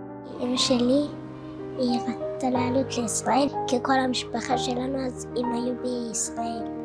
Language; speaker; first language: Hebrew; early bilingual, other home language; Amharic